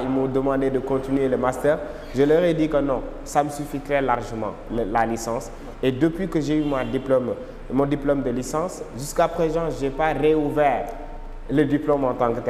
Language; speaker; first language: French; non-native, local second language; Wolof